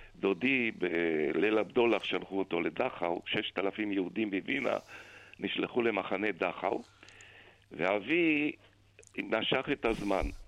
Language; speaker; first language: Hebrew; early bilingual, other home language; German